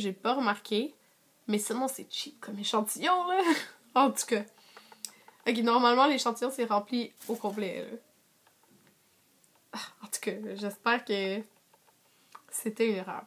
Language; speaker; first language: French; native; French